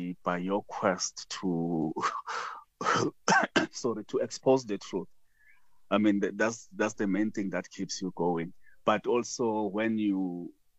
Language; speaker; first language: English; non-native, local second language; Zulu